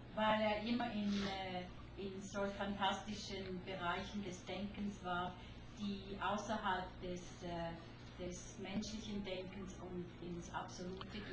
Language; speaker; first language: German; non-native, fluent; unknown